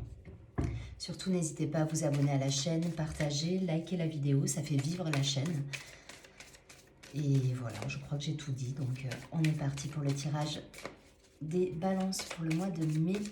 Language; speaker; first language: French; native; French